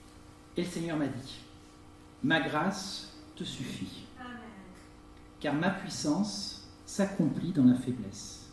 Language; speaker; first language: French; native; French